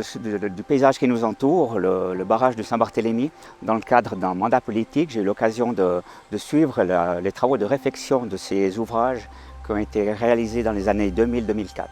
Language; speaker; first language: French; native; French